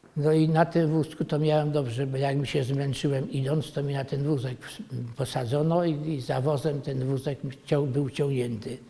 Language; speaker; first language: Polish; native; Polish